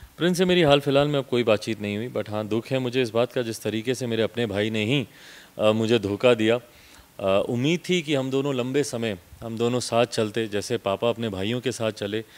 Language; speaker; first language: Hindi; native; Hindi